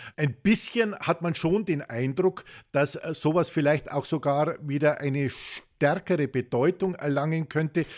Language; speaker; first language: German; native; German